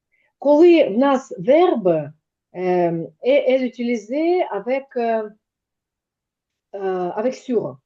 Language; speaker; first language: French; non-native, fluent; Ukrainian